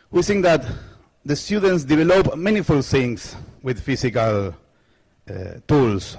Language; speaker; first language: English; non-native, learner; Spanish